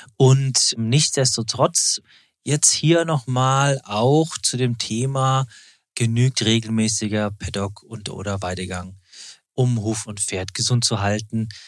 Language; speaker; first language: German; native; German